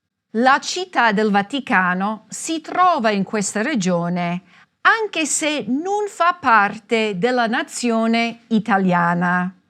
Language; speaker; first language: Italian; non-native, fluent; English